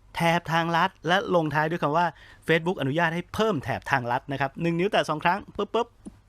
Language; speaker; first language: Thai; native; Thai